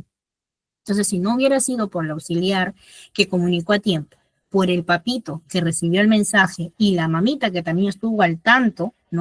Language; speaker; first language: Spanish; native; Spanish